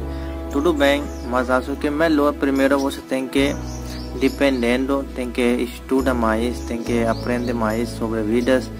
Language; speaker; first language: Portuguese; non-native, learner; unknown